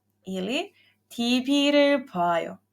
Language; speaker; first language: Korean; non-native, fluent; Serbian